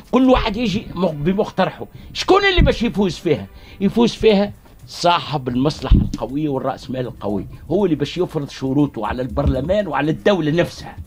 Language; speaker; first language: Arabic; native; Arabic